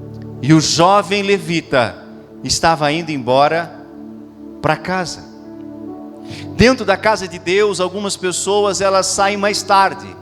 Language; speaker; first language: Portuguese; native; Portuguese